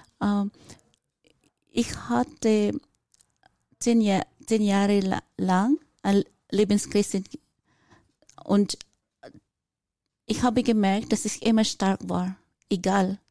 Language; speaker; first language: German; non-native, fluent; Filipino